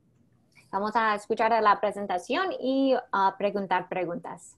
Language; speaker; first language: Spanish; non-native, fluent; English